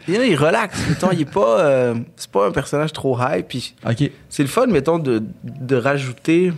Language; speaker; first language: French; early bilingual, other home language; Arabic